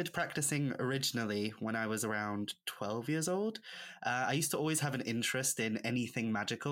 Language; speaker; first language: English; non-native, local second language; Welsh